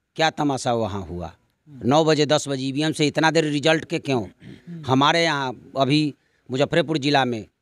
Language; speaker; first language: Hindi; native; Hindi